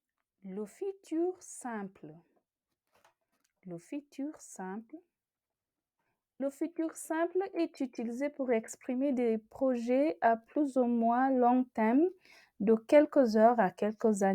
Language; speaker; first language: French; non-native, fluent; English